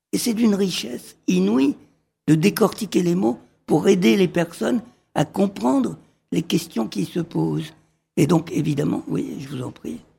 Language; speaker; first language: French; early bilingual, other home language; Arabic